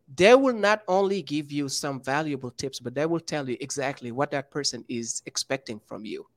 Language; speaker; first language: English; non-native, fluent; Wolof